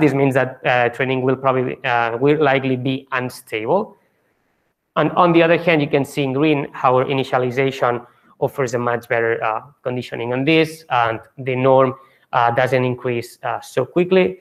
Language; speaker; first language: English; non-native, fluent; Catalan